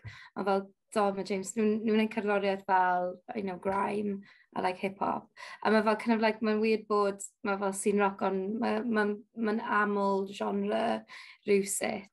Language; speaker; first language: Welsh; non-native, local second language; English